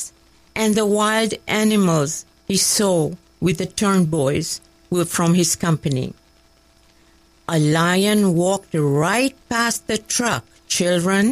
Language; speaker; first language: English; non-native, local second language; Kachhi